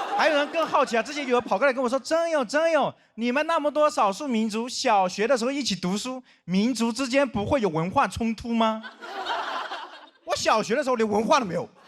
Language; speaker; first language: Chinese; non-native, local second language; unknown